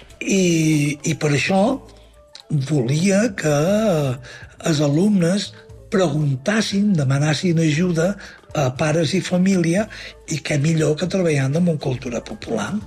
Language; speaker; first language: Catalan; native; Catalan